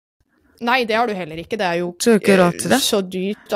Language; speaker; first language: Norwegian; native; Norwegian